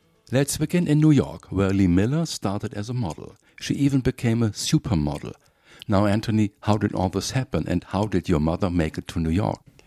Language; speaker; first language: English; non-native, fluent; German